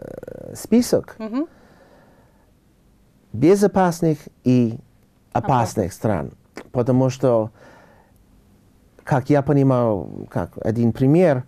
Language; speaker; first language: Russian; non-native, learner; English